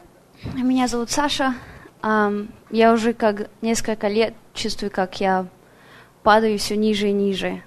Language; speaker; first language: Russian; early bilingual, heritage; Russian